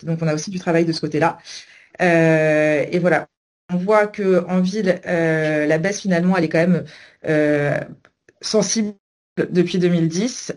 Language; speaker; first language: French; native; French